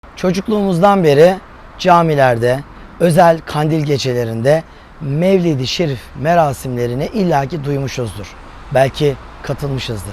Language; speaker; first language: Turkish; native; Turkish